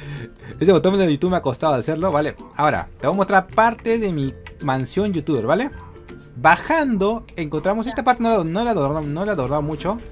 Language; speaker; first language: Spanish; native; Spanish